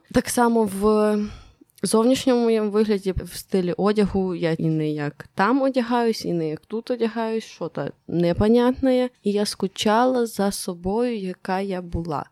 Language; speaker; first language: Ukrainian; native; Ukrainian